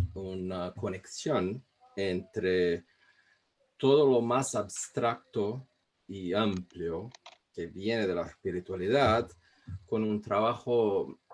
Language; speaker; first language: Spanish; non-native, fluent; Portuguese